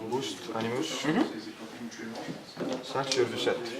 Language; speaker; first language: French; non-native, learner; Italian